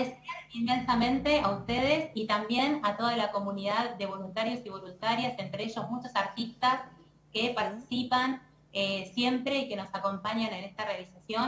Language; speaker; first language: Spanish; native; Spanish